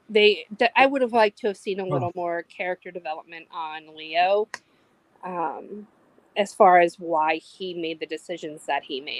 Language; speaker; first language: English; native; English